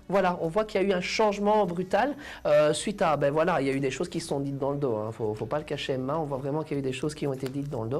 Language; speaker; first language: French; native; French